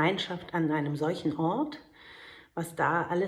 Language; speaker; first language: German; native; German